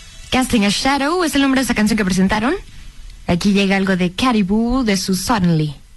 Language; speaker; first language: Spanish; native; Spanish